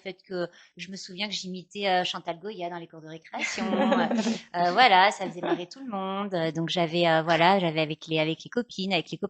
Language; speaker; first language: French; native; French